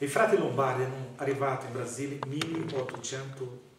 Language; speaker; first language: Italian; non-native, learner; Portuguese